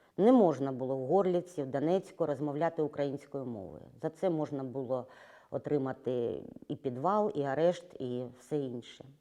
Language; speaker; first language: Ukrainian; non-native, local second language; Russian